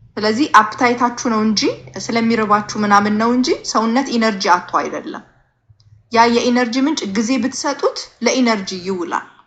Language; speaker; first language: Amharic; native; Amharic